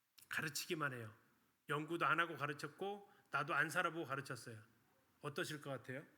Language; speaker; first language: Korean; native; Korean